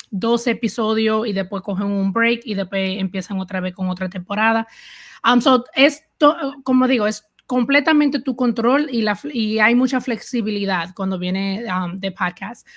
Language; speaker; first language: Spanish; early bilingual, heritage; Spanish